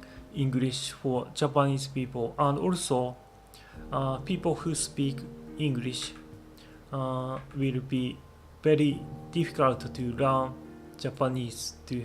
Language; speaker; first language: English; non-native, learner; Japanese